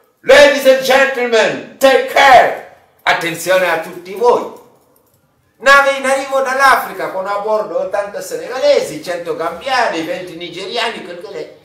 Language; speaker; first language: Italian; non-native, fluent; Wolof